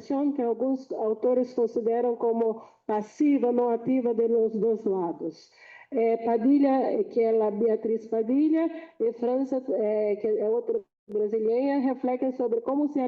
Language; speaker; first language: Portuguese; non-native, fluent; Spanish